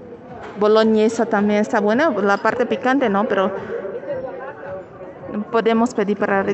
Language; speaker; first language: Spanish; non-native, learner; Portuguese